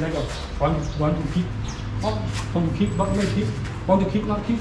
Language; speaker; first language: English; non-native, learner; Thai